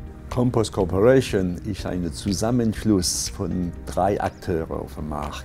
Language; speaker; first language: German; non-native, fluent; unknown